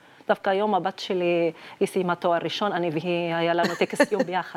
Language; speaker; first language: Hebrew; non-native, local second language; Arabic